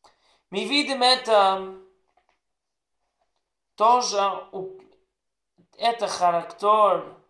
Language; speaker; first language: Russian; non-native, learner; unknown